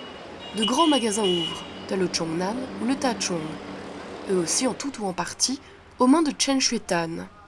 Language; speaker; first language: French; native; French